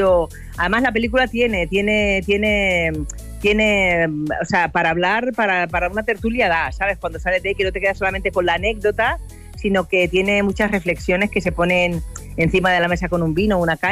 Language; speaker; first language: Spanish; native; Spanish